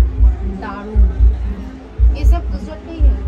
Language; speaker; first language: Hindi; non-native, local second language; Bangla